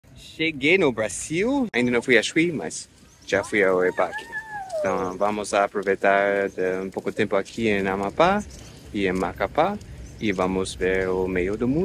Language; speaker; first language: Portuguese; non-native, fluent; English